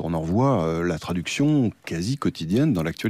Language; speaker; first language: French; native; French